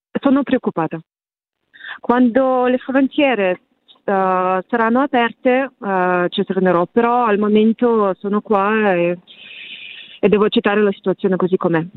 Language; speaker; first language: Italian; non-native, fluent; Russian